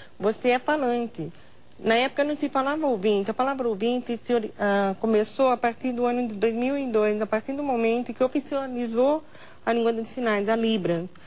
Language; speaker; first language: Portuguese; non-native, local second language; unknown